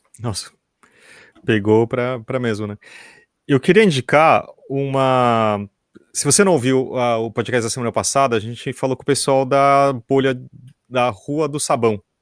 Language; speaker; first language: Portuguese; native; Portuguese